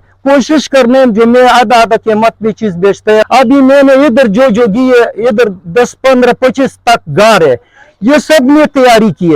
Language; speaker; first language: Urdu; non-native, learner; Pashto